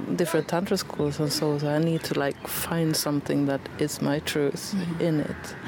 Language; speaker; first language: English; non-native, fluent; Swedish